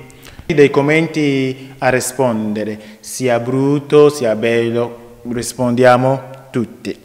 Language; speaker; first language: Italian; non-native, learner; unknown